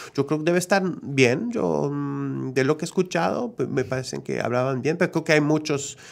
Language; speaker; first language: Spanish; non-native, fluent; French